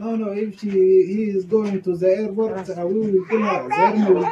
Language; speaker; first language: English; non-native, learner; Arabic